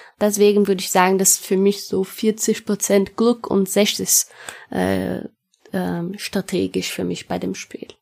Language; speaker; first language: German; non-native, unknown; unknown